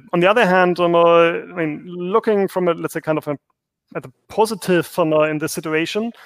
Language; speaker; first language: English; non-native, fluent; German